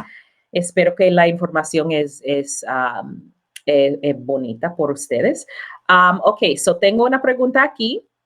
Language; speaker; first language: Spanish; non-native, learner; English